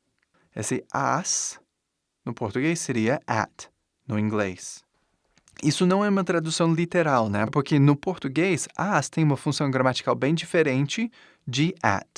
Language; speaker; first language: Portuguese; non-native, fluent; English